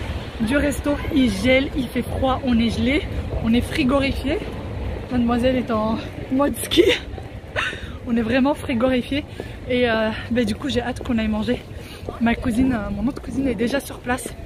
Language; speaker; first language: French; native; French